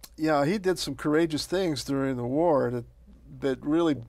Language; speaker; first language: English; native; English